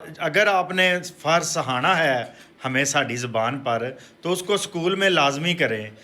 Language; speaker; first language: Urdu; non-native, local second language; Punjabi